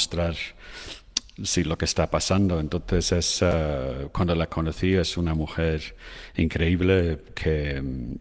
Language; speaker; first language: Spanish; non-native, fluent; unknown